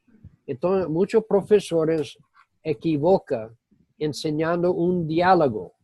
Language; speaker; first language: Spanish; non-native, fluent; English